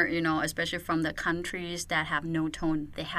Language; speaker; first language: English; non-native, fluent; Thai